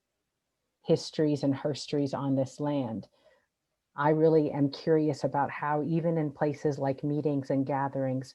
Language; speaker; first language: English; native; English